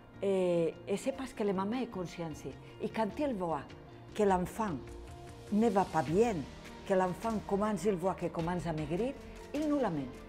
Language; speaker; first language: French; non-native, fluent; Spanish